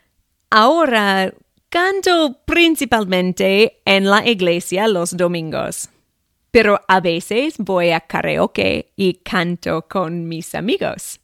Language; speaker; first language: Spanish; non-native, fluent; English